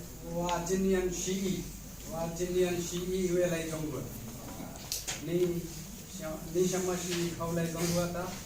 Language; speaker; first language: Chinese; non-native, learner; Bangla